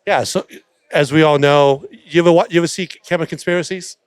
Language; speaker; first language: English; native; English